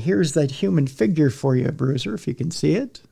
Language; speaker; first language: English; native; English